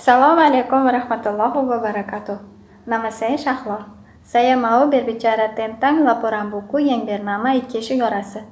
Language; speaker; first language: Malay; non-native, learner; Uzbek